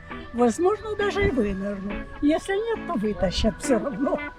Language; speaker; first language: Russian; native; Russian